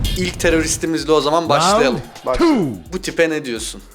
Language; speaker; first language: Turkish; native; Turkish